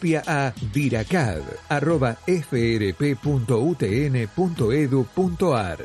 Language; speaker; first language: Spanish; native; Spanish